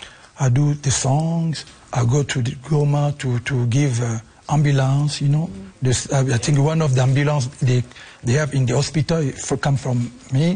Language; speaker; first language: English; non-native, learner; French